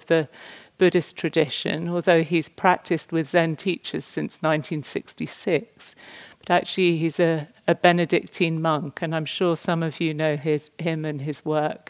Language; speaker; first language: English; native; English